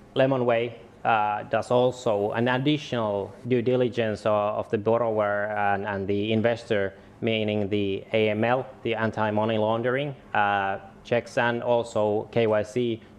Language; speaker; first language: English; non-native, fluent; Finnish